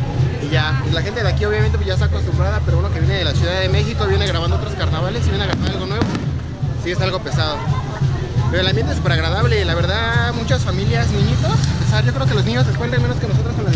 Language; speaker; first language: Spanish; native; Spanish